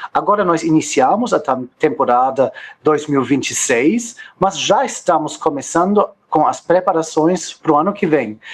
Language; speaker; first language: Portuguese; non-native, fluent; German